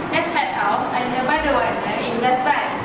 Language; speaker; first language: German; non-native, learner; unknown